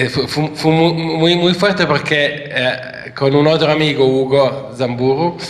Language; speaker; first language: Spanish; non-native, fluent; Italian